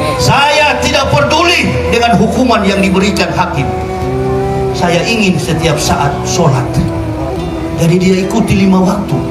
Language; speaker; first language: Indonesian; native; Indonesian